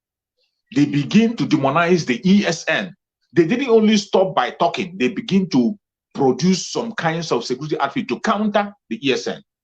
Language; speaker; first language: English; non-native, local second language; Igbo